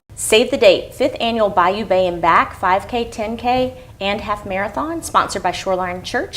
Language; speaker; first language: English; native; English